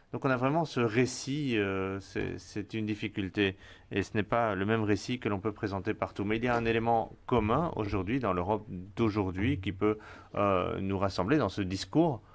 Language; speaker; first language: French; non-native, fluent; Spanish